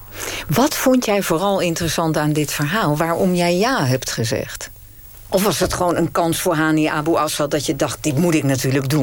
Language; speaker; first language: Dutch; native; Dutch